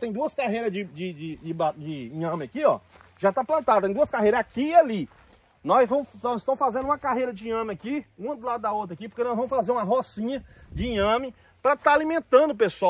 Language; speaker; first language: Portuguese; native; Portuguese